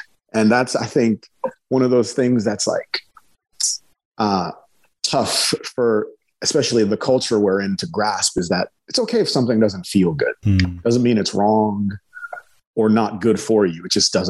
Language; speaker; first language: English; early bilingual, other home language; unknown